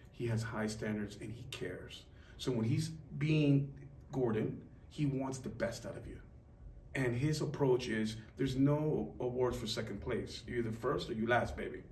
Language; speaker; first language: English; native; English